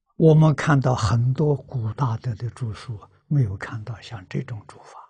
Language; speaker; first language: Chinese; native; Chinese